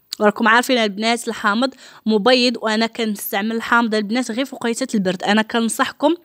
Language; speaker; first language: Arabic; native; Arabic